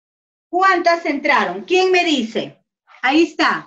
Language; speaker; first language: Spanish; native; Spanish